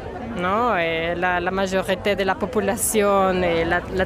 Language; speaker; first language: French; non-native, fluent; Spanish